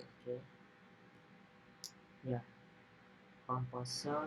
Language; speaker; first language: English; non-native, learner; Indonesian